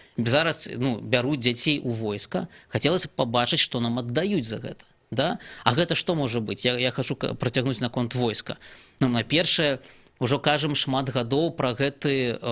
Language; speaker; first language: Belarusian; native; Belarusian